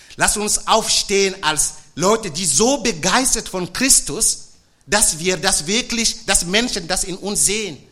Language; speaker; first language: German; non-native, fluent; French